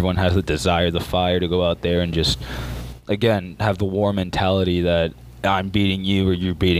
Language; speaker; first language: English; native; English